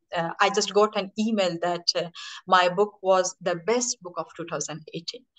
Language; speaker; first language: English; non-native, fluent; Persian